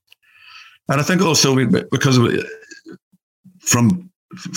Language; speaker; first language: English; native; English